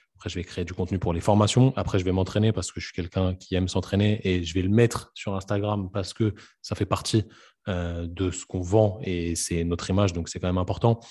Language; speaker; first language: French; native; French